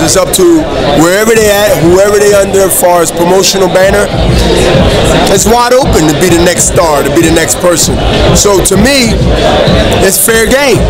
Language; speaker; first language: English; native; English